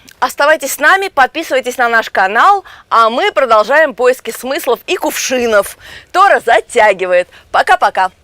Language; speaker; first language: Russian; native; Russian